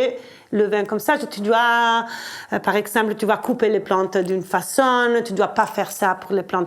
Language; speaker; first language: French; non-native, fluent; Italian